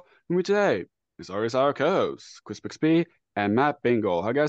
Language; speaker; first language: English; native; English